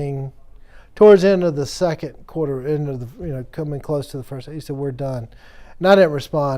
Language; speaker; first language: English; native; English